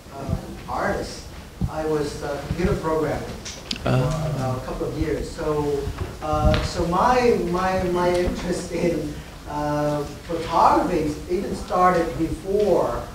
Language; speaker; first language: English; early bilingual, other home language; Vietnamese